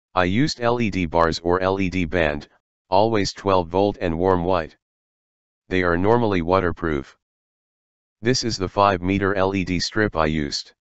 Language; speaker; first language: English; non-native, fluent; German